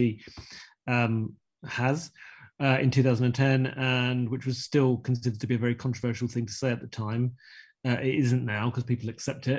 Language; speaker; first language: English; native; English